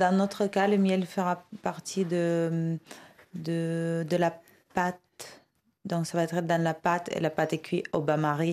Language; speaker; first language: French; non-native, fluent; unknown